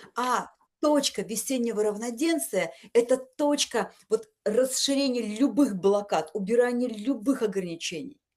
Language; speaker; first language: Russian; native; Russian